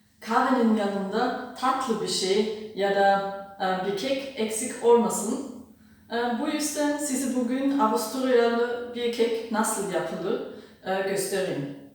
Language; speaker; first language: Turkish; non-native, learner; German